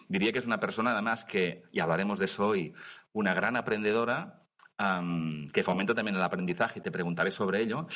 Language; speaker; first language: Spanish; non-native, local second language; Catalan